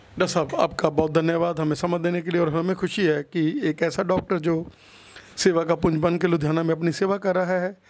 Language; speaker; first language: Hindi; non-native, local second language; Punjabi